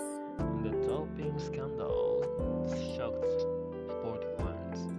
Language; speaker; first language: English; non-native, learner; Japanese